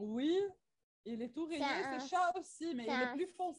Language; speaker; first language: French; non-native, local second language; Arabic